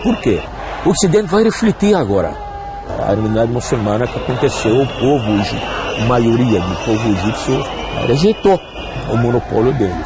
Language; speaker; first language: Portuguese; non-native, fluent; Arabic